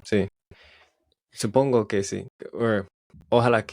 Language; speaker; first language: Spanish; non-native, learner; English